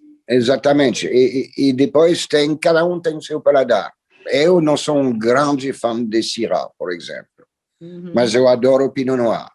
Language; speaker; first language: Portuguese; non-native, fluent; French